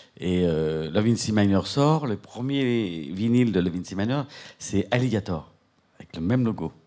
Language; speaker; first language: French; native; French